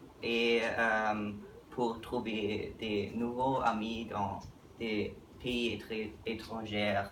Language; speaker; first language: French; non-native, learner; English